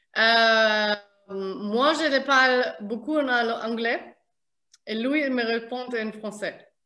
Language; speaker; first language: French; non-native, fluent; German